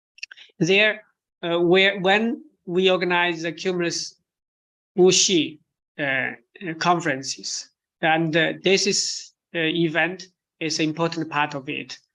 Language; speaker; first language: English; non-native, fluent; Chinese